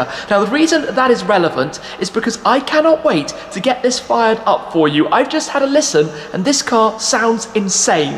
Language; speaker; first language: English; native; English